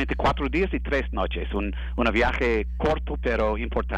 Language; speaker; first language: Spanish; non-native, learner; English